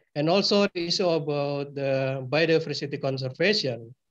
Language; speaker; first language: English; non-native, fluent; Indonesian